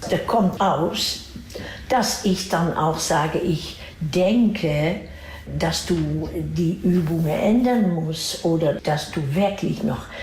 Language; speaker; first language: German; non-native, fluent; Dutch